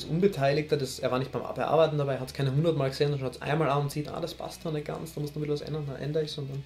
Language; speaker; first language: German; native; German